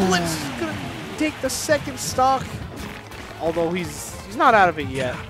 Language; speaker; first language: English; native; English